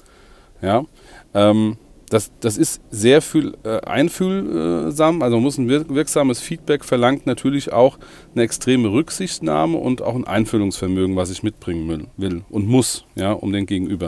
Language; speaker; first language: German; native; German